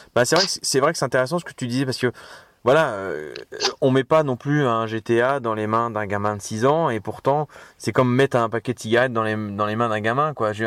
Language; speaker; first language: French; native; French